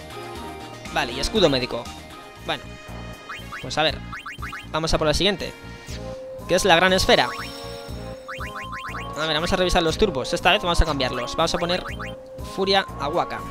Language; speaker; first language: Spanish; native; Spanish